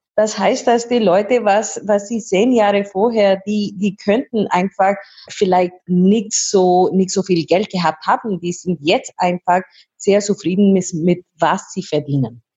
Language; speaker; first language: German; non-native, learner; Hindi